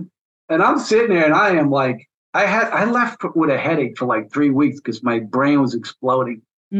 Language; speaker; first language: English; native; English